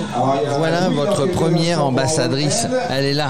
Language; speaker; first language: French; native; French